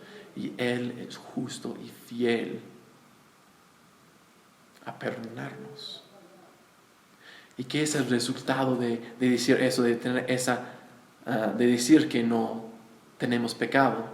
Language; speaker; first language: Spanish; non-native, fluent; English